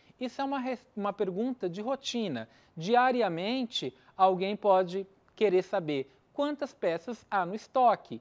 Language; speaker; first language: Portuguese; native; Portuguese